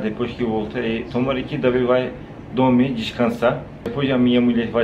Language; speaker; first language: Portuguese; non-native, learner; Turkish